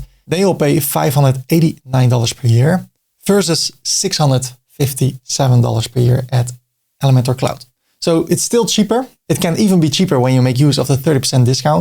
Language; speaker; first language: English; non-native, fluent; Dutch